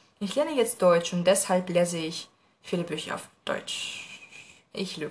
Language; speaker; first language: German; non-native, learner; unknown